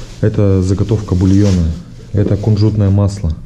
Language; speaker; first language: Russian; native; Russian